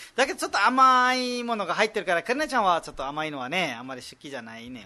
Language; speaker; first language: Japanese; non-native, fluent; Nepali